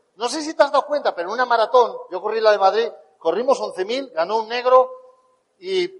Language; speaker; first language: Spanish; native; Spanish